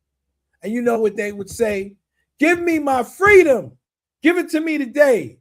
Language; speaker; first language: English; native; English